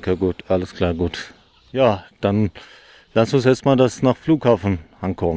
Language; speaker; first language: German; non-native, fluent; Mongolian